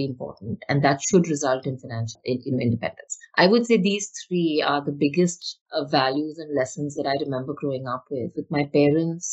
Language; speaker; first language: English; non-native, local second language; Hindi